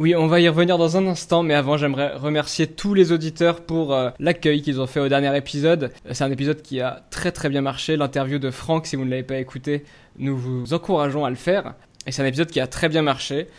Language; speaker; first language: French; native; French